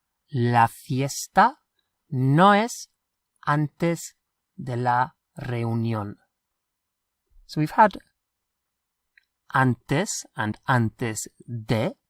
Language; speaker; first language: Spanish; non-native, fluent; English